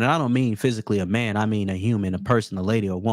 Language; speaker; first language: English; native; English